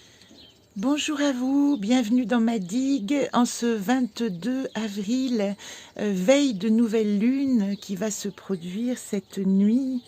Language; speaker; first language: French; native; French